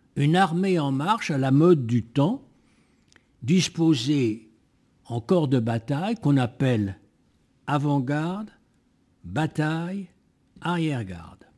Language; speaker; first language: French; native; French